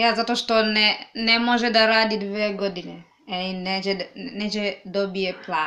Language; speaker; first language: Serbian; non-native, learner; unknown